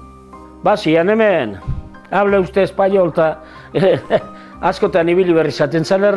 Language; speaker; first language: Basque; native; Basque